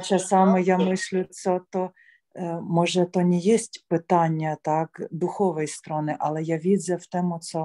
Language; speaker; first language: Polish; non-native, learner; Ukrainian